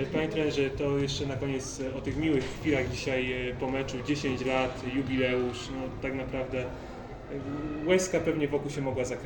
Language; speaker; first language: Polish; native; Polish